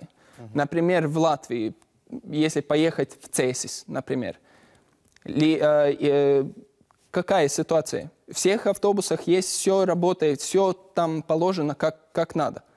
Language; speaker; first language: Russian; non-native, learner; Latvian